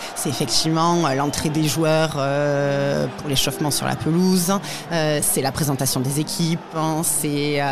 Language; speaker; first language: French; native; French